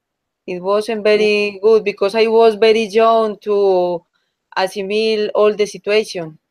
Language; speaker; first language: English; non-native, learner; Spanish